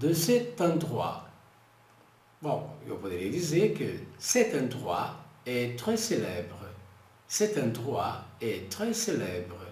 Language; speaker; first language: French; non-native, fluent; Portuguese